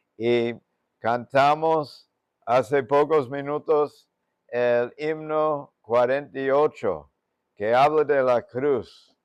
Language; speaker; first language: Spanish; non-native, fluent; English